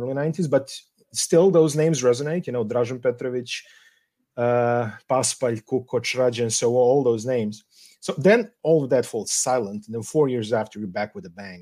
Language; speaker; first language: English; non-native, fluent; Serbian